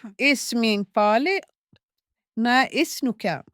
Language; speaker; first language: Arabic; non-native, learner; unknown